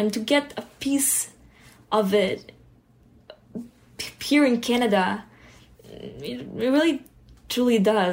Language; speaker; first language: English; early bilingual, other home language; Hebrew